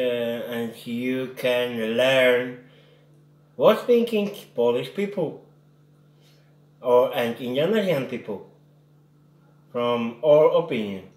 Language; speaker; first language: English; non-native, learner; Polish